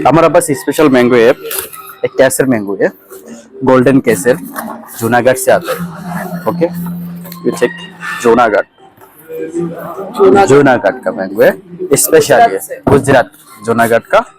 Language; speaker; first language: Hindi; non-native, fluent; Malayalam